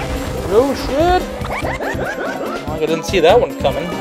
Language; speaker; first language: English; native; English